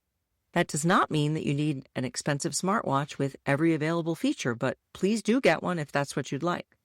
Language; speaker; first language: English; native; English